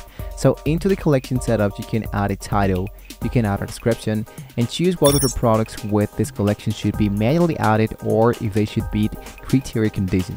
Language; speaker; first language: English; non-native, fluent; Spanish